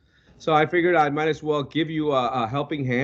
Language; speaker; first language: English; non-native, local second language; Spanish